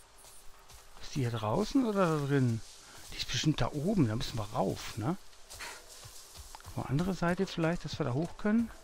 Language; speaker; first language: German; native; German